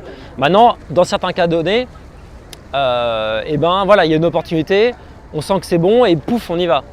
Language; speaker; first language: French; native; French